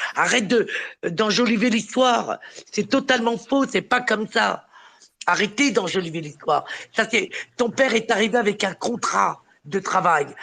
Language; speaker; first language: French; early bilingual, other home language; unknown